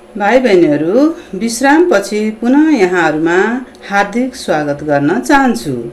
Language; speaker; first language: Nepali; native; Nepali